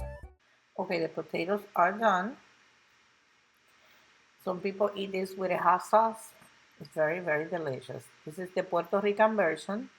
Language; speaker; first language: English; non-native, local second language; Spanish